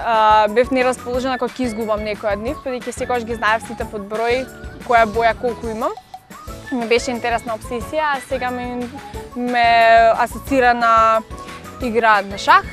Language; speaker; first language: Macedonian; native; Macedonian